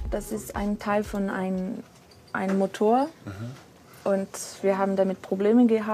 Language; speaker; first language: German; early bilingual, heritage; Portuguese